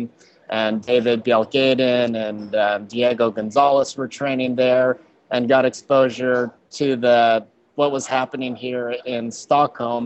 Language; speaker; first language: English; native; English